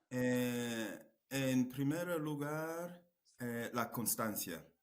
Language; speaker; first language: Spanish; non-native, learner; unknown